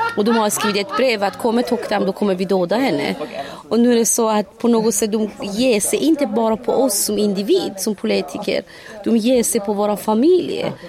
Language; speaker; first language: Swedish; non-native, fluent; Persian